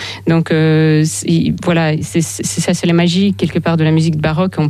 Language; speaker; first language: French; non-native, fluent; Ukrainian